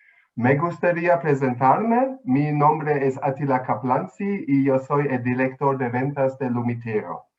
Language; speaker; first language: Spanish; non-native, fluent; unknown